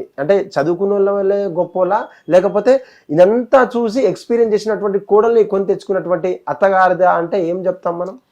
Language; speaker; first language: Telugu; native; Telugu